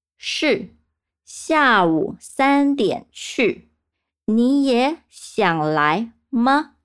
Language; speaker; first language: Chinese; non-native, fluent; Portuguese